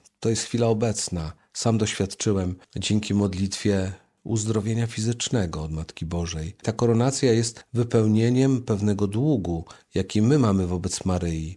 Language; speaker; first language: Polish; native; Polish